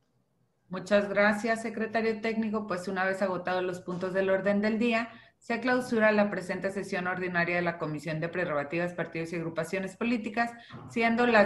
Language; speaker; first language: Spanish; native; Spanish